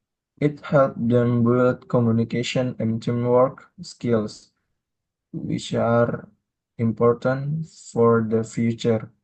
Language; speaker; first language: English; non-native, learner; Indonesian